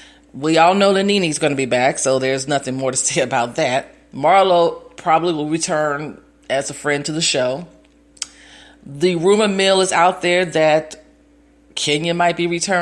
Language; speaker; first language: English; native; English